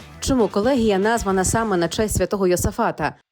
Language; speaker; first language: Ukrainian; native; Ukrainian